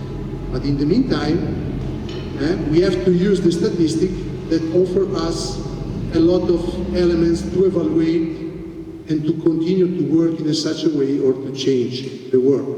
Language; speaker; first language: English; non-native, fluent; Italian